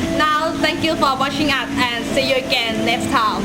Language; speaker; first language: English; non-native, learner; Thai